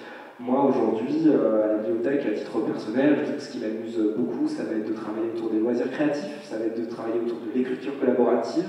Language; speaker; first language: French; native; French